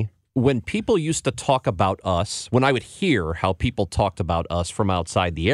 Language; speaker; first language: English; native; English